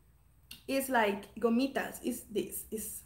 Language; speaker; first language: English; non-native, learner; Spanish